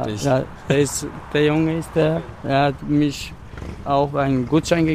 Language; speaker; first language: German; non-native, learner; Albanian